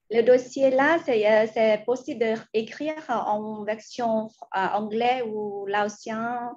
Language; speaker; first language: French; non-native, fluent; Lao